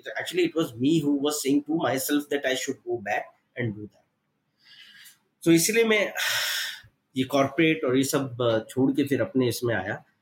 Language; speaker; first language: Hindi; native; Hindi